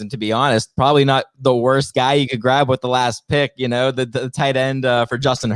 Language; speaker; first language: English; native; English